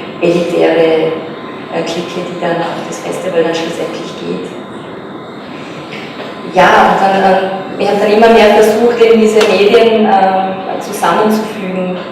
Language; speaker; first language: German; native; German